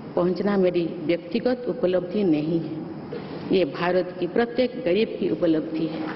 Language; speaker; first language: Hindi; non-native, local second language; Santali